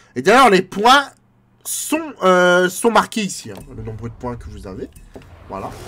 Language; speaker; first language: French; native; French